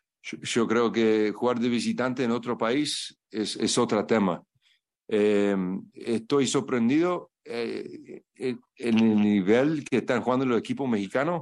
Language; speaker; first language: Spanish; non-native, fluent; English